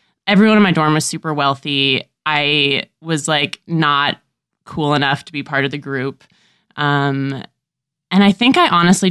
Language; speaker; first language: English; native; English